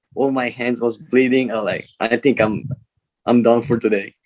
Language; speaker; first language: English; non-native, learner; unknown